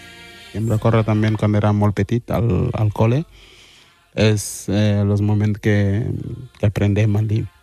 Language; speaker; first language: Catalan; early bilingual, other home language; Wolof